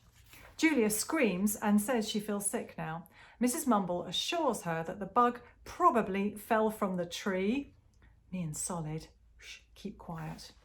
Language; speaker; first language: English; native; English